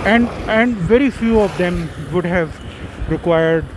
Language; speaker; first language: English; non-native, local second language; Hindi